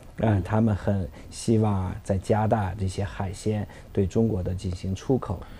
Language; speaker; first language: Chinese; native; Chinese